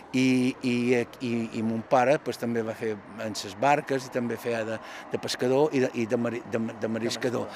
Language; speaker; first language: Catalan; native; Catalan